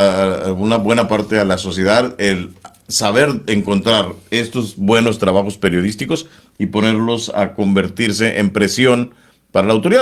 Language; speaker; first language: Spanish; native; Spanish